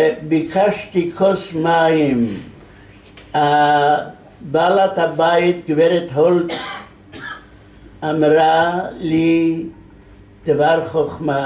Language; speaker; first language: Hebrew; non-native, fluent; Yiddish